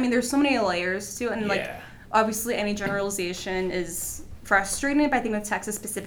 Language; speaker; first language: English; native; English